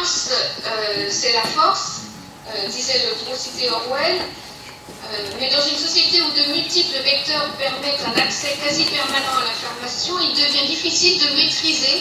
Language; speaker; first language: French; native; French